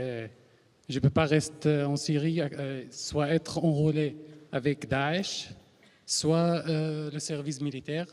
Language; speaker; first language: French; non-native, learner; Arabic